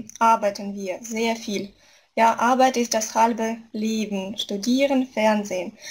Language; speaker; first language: German; non-native, fluent; Russian